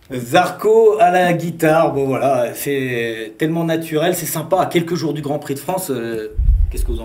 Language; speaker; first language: French; native; French